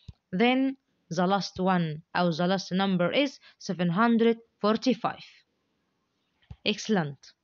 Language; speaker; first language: English; non-native, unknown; Arabic